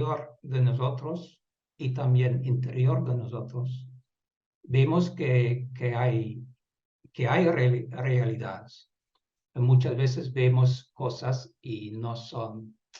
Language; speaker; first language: Spanish; non-native, fluent; Dutch